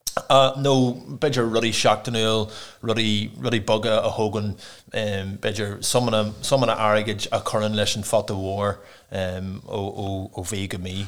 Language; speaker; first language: Irish; non-native, local second language; English